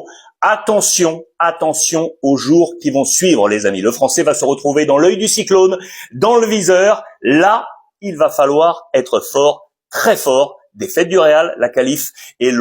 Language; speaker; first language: French; native; French